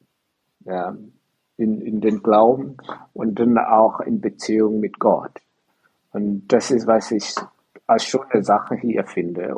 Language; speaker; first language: German; non-native, fluent; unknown